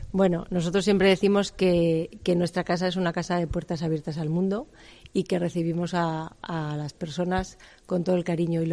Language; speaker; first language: Spanish; native; Spanish